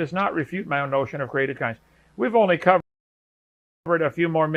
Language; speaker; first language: English; native; English